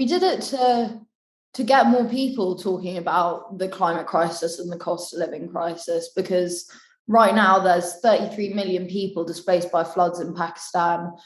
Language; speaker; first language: English; native; English